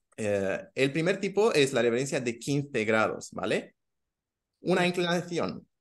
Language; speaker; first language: Spanish; non-native, fluent; Romanian